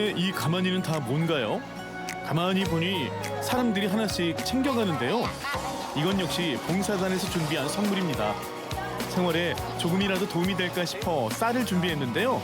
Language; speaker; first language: Korean; native; Korean